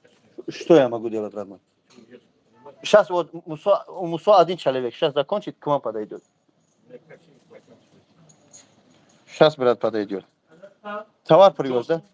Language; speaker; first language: Russian; non-native, fluent; Tajik